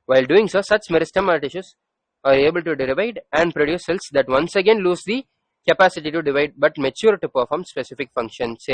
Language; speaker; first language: English; non-native, local second language; Tamil